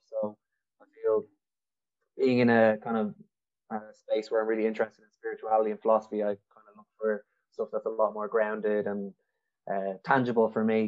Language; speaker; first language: English; native; English